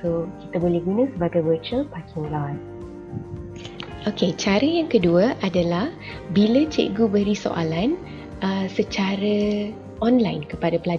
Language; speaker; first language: Malay; native; Malay